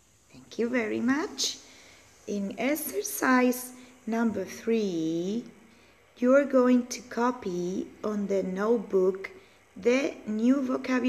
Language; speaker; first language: English; non-native, learner; Spanish